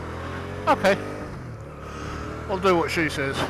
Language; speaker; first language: English; native; English